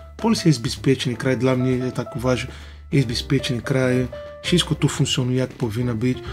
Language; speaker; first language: Polish; non-native, learner; Portuguese